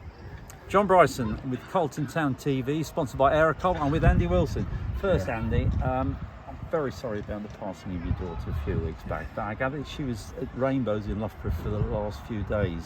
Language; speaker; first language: English; native; English